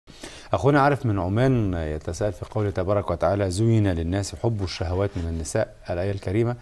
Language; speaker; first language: Arabic; native; Arabic